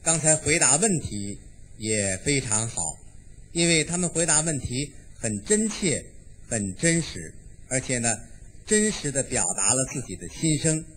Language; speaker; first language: Chinese; native; Chinese